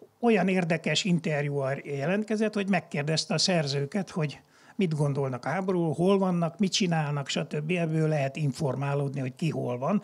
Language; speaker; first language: Hungarian; native; Hungarian